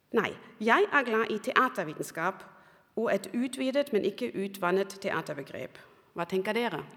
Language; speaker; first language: Norwegian; non-native, fluent; German